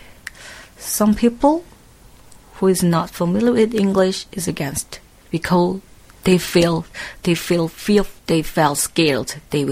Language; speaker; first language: English; non-native, learner; Korean